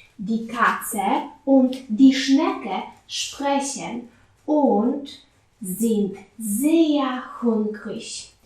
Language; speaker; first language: German; non-native, fluent; Polish